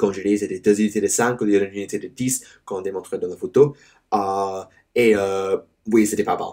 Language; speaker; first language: French; non-native, learner; English